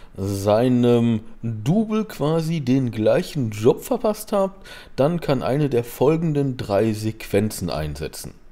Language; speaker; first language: German; native; German